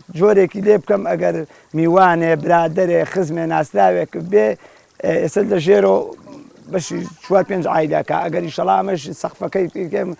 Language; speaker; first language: Central Kurdish; native; Central Kurdish